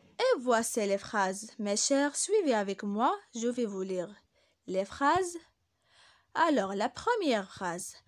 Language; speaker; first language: French; non-native, local second language; Arabic